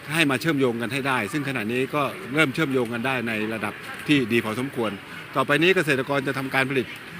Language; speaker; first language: Thai; native; Thai